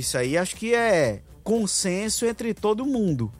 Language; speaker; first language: Portuguese; native; Portuguese